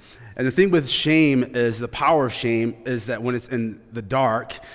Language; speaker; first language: English; native; English